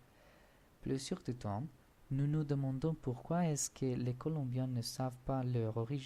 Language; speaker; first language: French; non-native, learner; Spanish